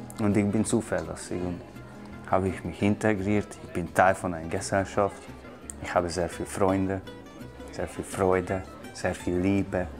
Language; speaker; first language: German; non-native, fluent; Hungarian